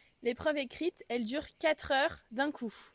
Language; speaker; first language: French; native; French